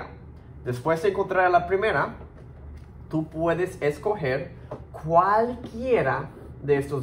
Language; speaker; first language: Spanish; early bilingual, heritage; Spanish